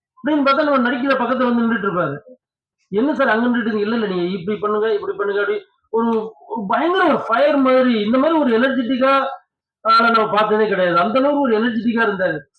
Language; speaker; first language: Tamil; native; Tamil